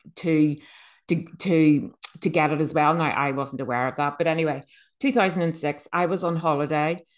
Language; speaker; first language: English; native; English